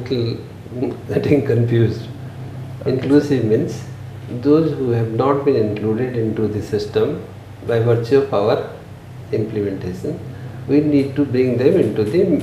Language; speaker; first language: English; non-native, local second language; Odia